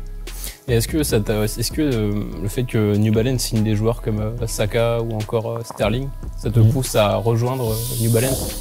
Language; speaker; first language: French; native; French